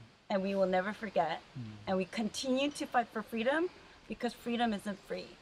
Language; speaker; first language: English; early bilingual, other home language; Korean